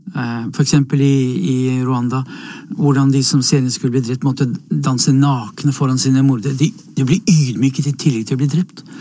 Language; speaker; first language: Norwegian; native; Norwegian